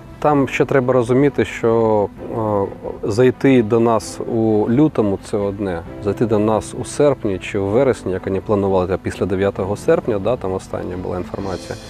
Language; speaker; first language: Ukrainian; non-native, local second language; Russian